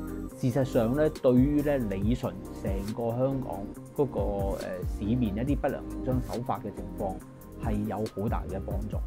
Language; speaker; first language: Cantonese; native; Cantonese